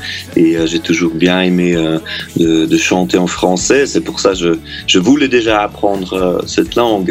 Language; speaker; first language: French; non-native, local second language; German